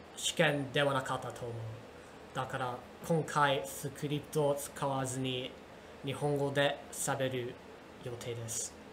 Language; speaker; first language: Japanese; non-native, learner; English